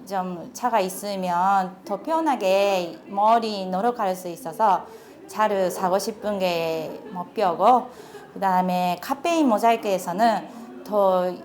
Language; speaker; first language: Korean; non-native, fluent; Japanese